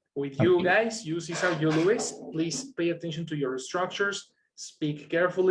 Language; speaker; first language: English; non-native, fluent; Spanish